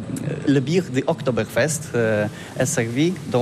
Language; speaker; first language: French; non-native, learner; Polish